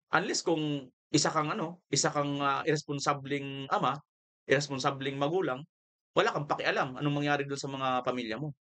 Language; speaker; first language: Filipino; non-native, local second language; Waray